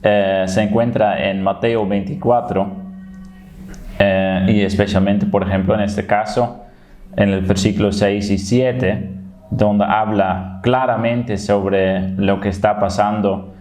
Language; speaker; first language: Spanish; non-native, fluent; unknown